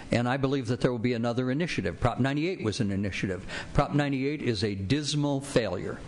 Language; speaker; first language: English; native; English